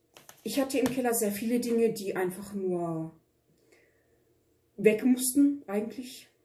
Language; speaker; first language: German; early bilingual, other home language; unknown